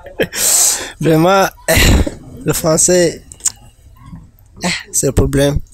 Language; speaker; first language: French; non-native, learner; Rundi